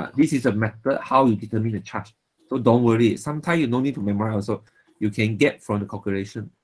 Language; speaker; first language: English; non-native, local second language; Chinese